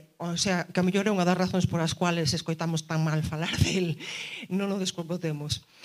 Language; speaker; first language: Galician; early bilingual, other home language; Spanish